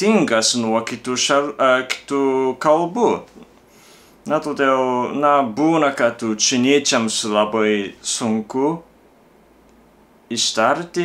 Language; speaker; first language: Lithuanian; non-native, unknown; Japanese